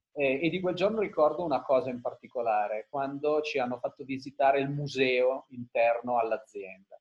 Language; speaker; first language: Italian; early bilingual, heritage; Italian